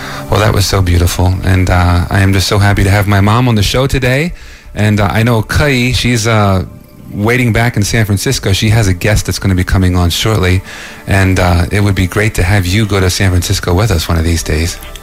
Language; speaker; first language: English; native; English